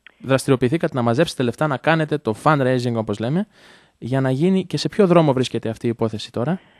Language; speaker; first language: Greek; native; Greek